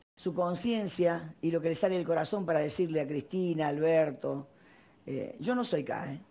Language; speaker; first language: Spanish; native; Spanish